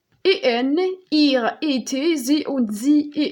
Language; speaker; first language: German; non-native, learner; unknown